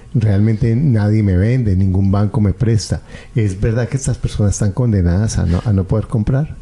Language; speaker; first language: Spanish; native; Spanish